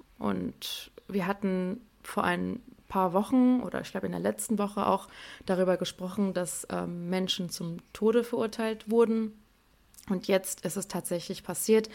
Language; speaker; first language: German; early bilingual, other home language; Persian